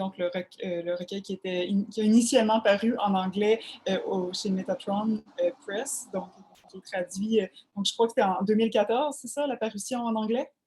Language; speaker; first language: French; native; French